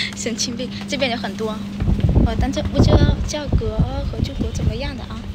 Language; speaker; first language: Chinese; non-native, fluent; Vietnamese